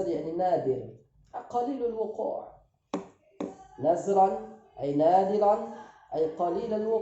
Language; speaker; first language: Arabic; non-native, fluent; Indonesian